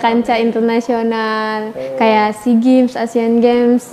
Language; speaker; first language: Indonesian; native; Indonesian